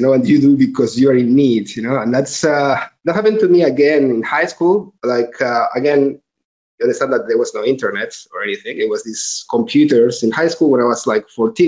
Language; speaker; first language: English; non-native, fluent; Spanish